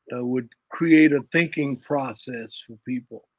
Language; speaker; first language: English; native; English